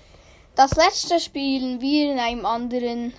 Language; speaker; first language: German; native; German